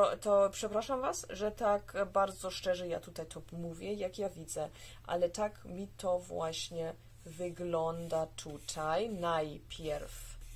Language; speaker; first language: Polish; early bilingual, heritage; Polish